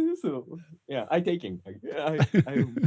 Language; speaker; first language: English; non-native, learner; Japanese